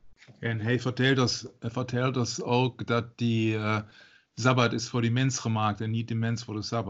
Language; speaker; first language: Dutch; non-native, learner; German